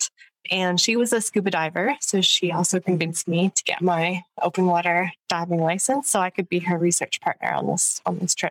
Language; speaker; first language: English; native; English